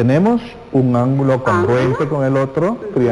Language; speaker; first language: Spanish; native; Spanish